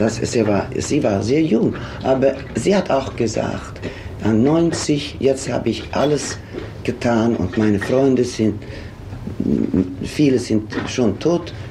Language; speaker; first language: German; non-native, fluent; Swedish